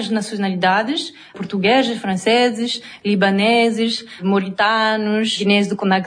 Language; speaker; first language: Portuguese; non-native, fluent; French